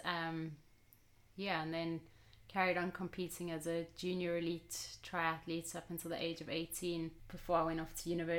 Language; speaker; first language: English; native; English